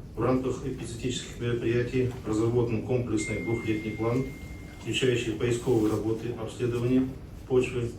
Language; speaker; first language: Russian; non-native, local second language; Kazakh